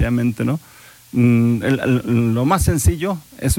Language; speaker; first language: Spanish; native; Spanish